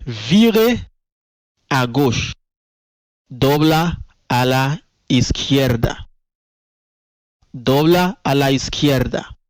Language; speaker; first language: Spanish; non-native, fluent; Haitian Creole